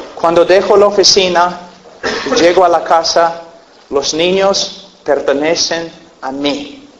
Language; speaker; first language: Spanish; non-native, fluent; English